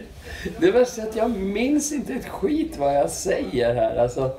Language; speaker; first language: Swedish; native; Swedish